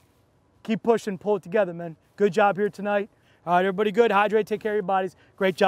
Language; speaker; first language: English; native; English